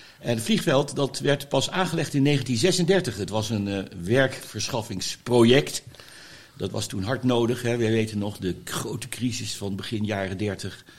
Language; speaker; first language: Dutch; native; Dutch